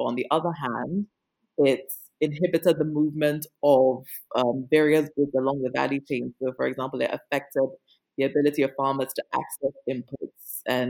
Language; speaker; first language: English; non-native, local second language; Akan